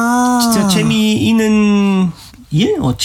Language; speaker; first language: Korean; non-native, learner; German